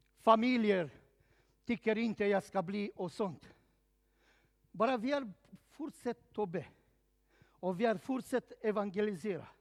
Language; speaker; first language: Swedish; non-native, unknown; Serbian